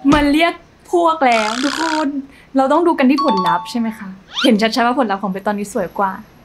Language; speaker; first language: Thai; native; Thai